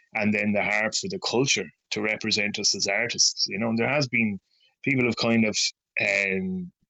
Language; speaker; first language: English; native; English